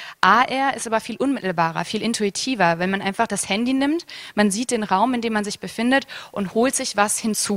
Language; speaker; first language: German; native; German